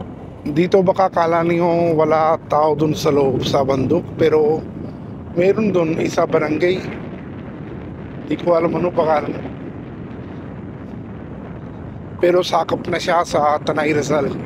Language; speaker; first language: Filipino; non-native, learner; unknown